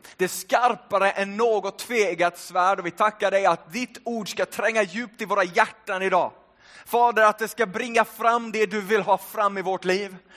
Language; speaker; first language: Swedish; early bilingual, other home language; Finnish